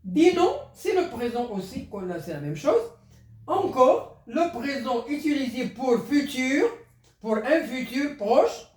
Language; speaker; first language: French; non-native, local second language; Arabic